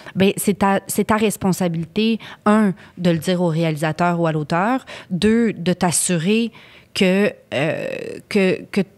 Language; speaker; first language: French; native; French